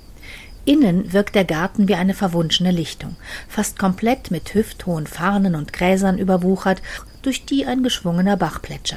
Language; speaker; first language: German; native; German